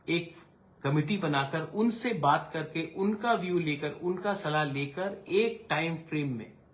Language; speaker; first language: Hindi; non-native, local second language; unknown